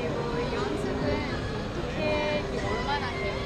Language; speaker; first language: Korean; non-native, fluent; French